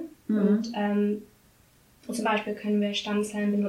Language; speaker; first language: German; non-native, learner; English